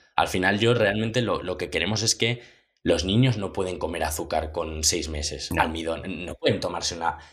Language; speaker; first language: Spanish; native; Spanish